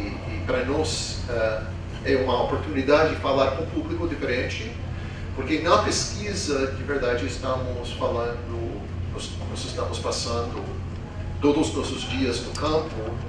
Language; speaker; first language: Portuguese; non-native, fluent; English